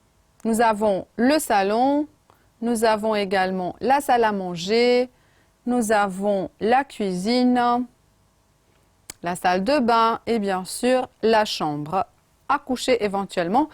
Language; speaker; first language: French; non-native, fluent; Romanian